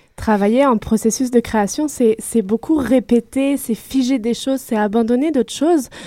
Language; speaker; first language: French; native; French